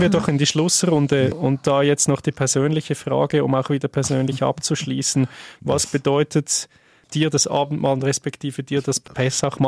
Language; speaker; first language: German; native; German